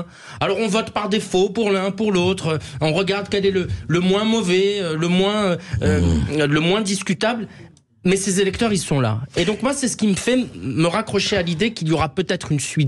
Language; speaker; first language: French; native; French